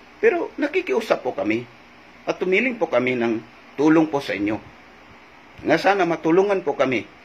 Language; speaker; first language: Filipino; non-native, local second language; Cebuano